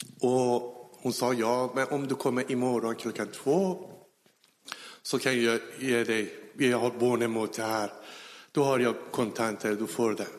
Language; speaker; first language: Swedish; non-native, fluent; Persian